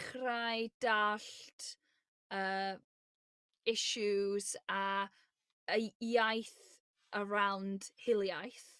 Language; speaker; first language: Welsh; non-native, learner; English